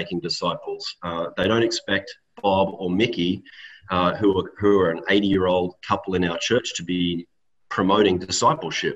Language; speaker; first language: English; native; English